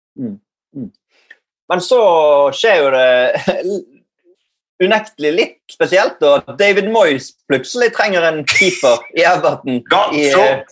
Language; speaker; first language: Norwegian; native; Norwegian